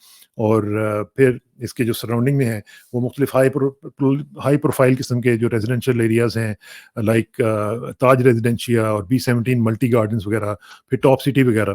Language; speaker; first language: Urdu; native; Urdu